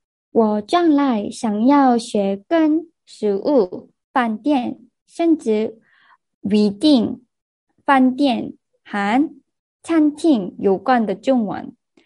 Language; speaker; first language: Chinese; non-native, fluent; Korean